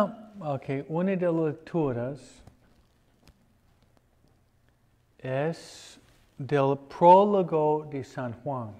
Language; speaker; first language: Spanish; non-native, fluent; English